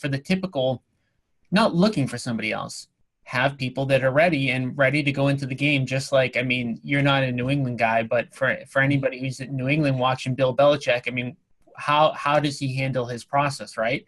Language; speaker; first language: English; native; English